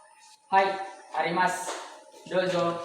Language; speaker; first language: Japanese; non-native, learner; Indonesian